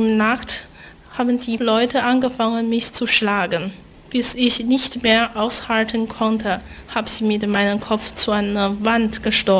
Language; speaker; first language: German; non-native, fluent; Chinese